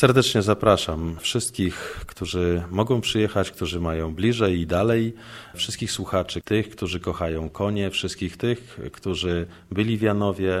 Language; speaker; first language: Polish; native; Polish